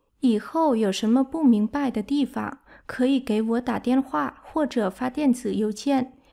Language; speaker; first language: Chinese; non-native, fluent; Vietnamese